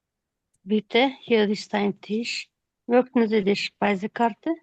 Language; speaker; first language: German; non-native, learner; Kyrgyz